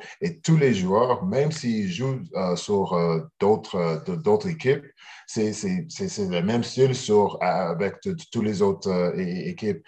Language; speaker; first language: French; early bilingual, heritage; English